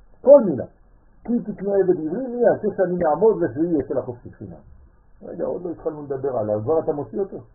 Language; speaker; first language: Hebrew; non-native, fluent; French